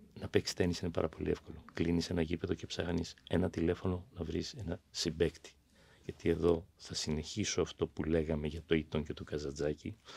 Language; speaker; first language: Greek; native; Greek